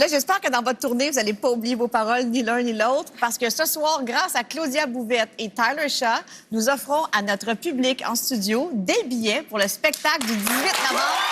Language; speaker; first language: French; native; French